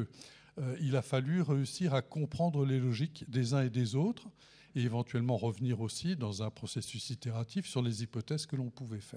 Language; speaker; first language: French; native; French